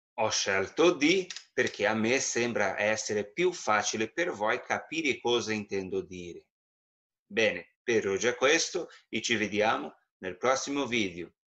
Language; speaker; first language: Italian; non-native, fluent; Portuguese